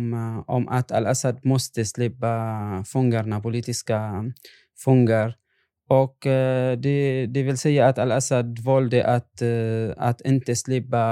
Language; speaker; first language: Swedish; non-native, fluent; Arabic